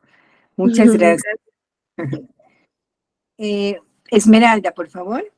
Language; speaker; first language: Spanish; native; Spanish